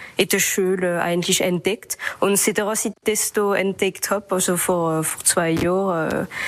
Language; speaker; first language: German; non-native, local second language; French